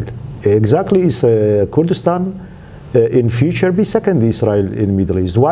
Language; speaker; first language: English; non-native, learner; Central Kurdish